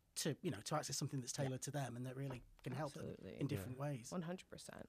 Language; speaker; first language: English; native; English